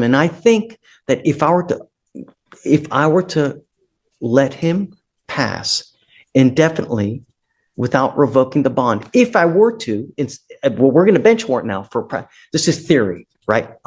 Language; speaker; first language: English; native; English